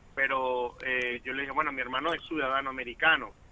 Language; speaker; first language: Spanish; native; Spanish